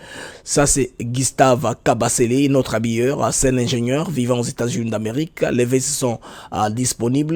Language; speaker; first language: French; non-native, local second language; Lingala